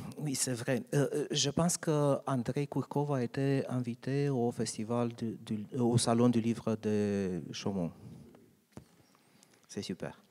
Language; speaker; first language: French; non-native, learner; Romanian